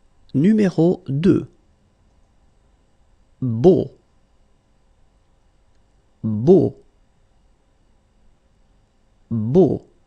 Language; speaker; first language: French; native; French